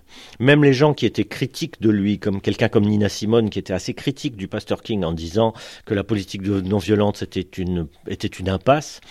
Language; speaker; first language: French; native; French